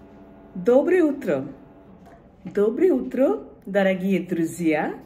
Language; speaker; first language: Russian; non-native, fluent; Bangla